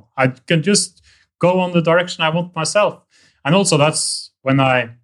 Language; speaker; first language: English; non-native, fluent; Norwegian